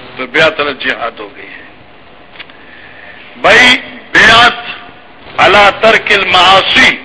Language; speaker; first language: Urdu; non-native, local second language; Pashto